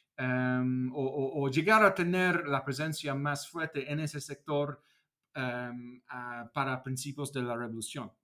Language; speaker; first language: Spanish; non-native, fluent; English